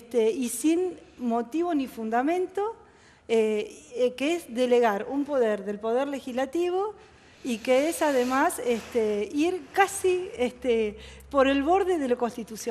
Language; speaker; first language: Spanish; native; Spanish